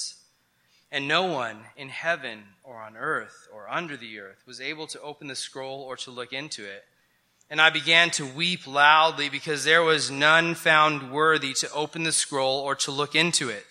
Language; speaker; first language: English; native; English